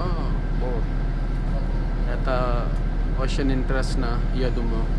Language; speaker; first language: Russian; non-native, learner; Urdu